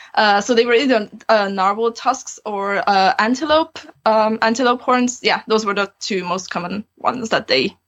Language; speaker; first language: English; non-native, fluent; Romanian